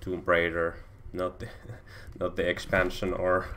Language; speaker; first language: English; non-native, fluent; Finnish